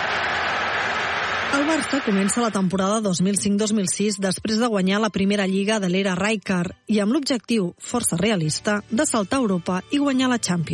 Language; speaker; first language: Catalan; native; Catalan